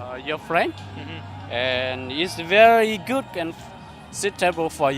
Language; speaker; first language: English; non-native, learner; Hmong